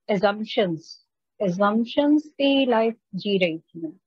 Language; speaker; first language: Hindi; native; Hindi